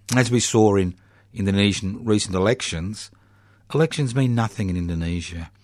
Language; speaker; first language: English; native; English